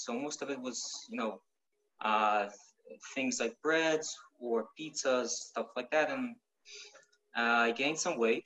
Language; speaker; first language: English; non-native, fluent; Ukrainian